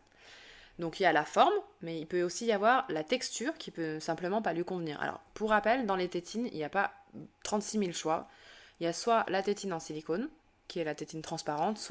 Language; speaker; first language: French; native; French